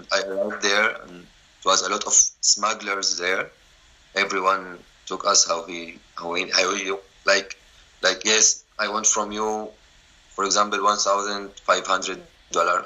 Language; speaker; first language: English; non-native, learner; Arabic